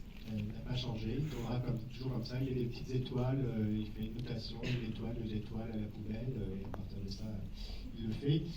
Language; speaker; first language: French; native; French